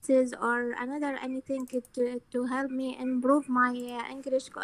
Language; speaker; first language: English; non-native, learner; Arabic